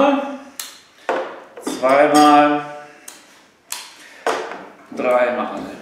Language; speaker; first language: German; native; German